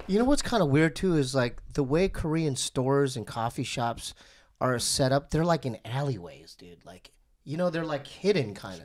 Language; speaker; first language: English; early bilingual, other home language; Korean